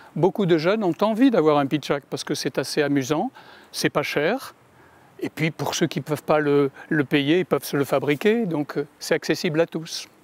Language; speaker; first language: French; native; French